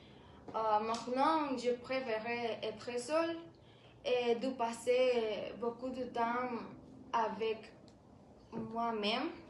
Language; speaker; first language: French; non-native, learner; Spanish